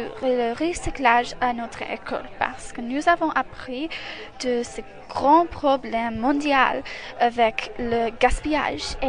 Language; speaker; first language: French; non-native, learner; English